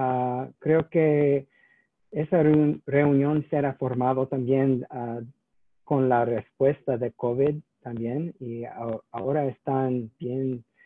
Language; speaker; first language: Spanish; non-native, learner; English